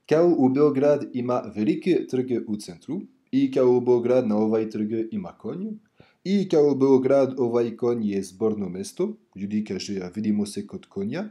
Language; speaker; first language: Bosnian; non-native, learner; French